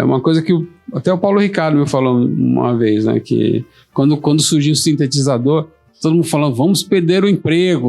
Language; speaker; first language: Portuguese; native; Portuguese